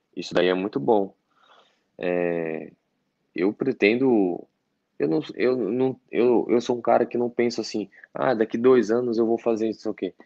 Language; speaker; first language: Portuguese; native; Portuguese